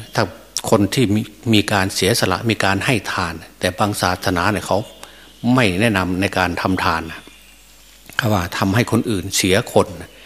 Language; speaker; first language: Thai; native; Thai